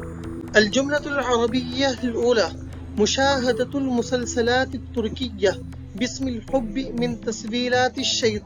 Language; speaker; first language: Arabic; non-native, fluent; Urdu